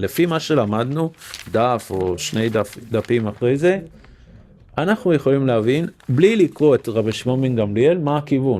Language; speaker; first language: Hebrew; non-native, fluent; English